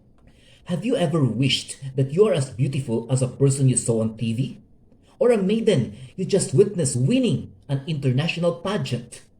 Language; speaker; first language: English; non-native, local second language; Hiligaynon